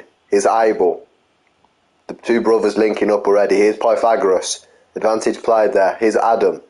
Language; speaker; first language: English; native; English